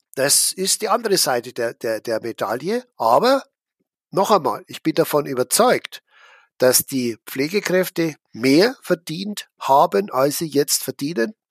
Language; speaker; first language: German; native; German